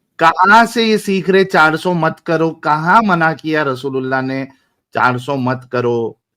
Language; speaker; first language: Hindi; native; Hindi